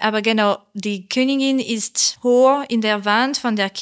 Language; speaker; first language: German; non-native, learner; French